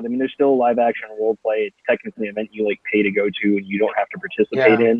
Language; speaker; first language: English; native; English